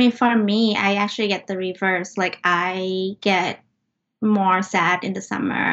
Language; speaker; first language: English; non-native, fluent; Vietnamese